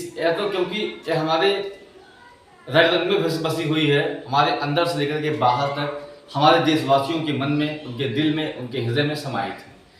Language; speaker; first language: Hindi; native; Hindi